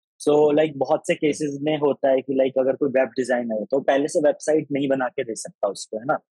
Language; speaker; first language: Hindi; native; Hindi